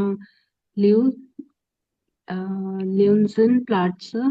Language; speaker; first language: German; non-native, learner; Hindi